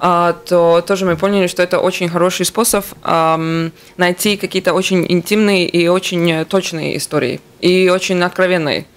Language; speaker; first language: Russian; native; Russian